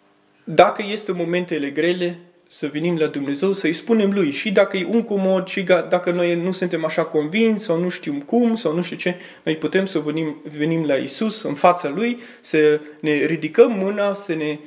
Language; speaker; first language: Romanian; early bilingual, heritage; Romanian